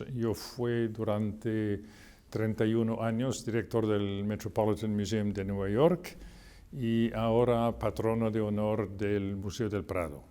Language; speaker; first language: Spanish; non-native, fluent; French